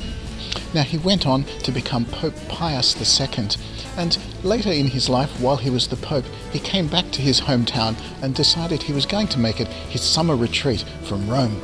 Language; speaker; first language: English; native; English